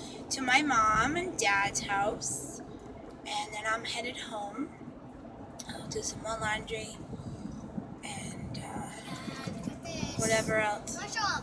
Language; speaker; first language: English; native; English